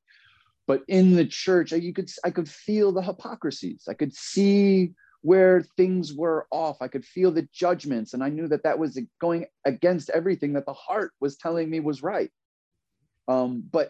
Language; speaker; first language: English; native; English